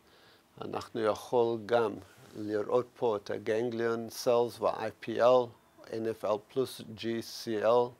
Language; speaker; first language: Hebrew; non-native, fluent; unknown